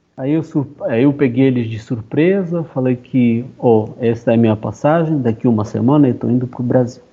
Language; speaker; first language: Portuguese; non-native, fluent; Armenian